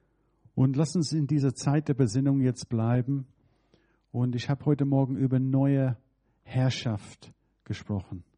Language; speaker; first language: German; non-native, fluent; English